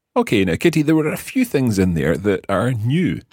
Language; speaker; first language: English; native; English